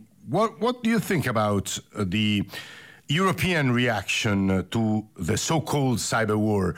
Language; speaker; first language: English; non-native, fluent; Italian